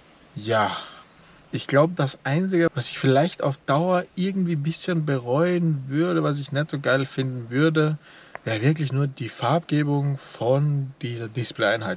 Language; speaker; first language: German; native; German